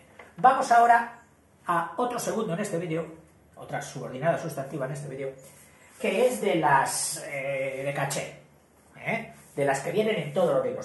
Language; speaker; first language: Spanish; native; Spanish